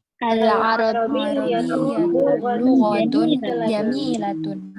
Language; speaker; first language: Arabic; non-native, learner; Indonesian